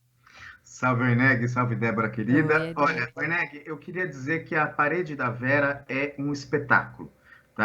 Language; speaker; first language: Portuguese; native; Portuguese